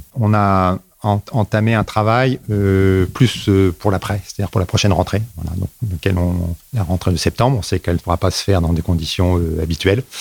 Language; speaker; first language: French; native; French